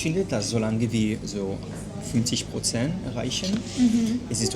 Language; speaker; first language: German; non-native, fluent; Catalan